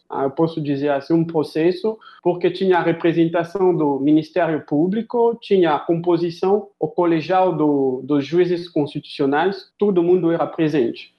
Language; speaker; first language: Portuguese; non-native, fluent; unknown